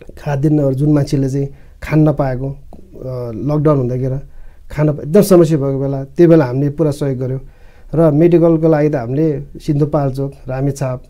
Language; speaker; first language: Nepali; non-native, local second language; Eastern Tamang